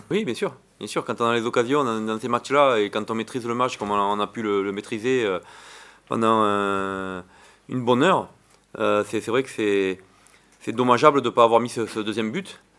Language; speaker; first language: French; native; French